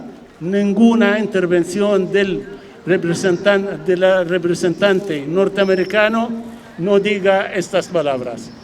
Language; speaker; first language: Spanish; non-native, fluent; Arabic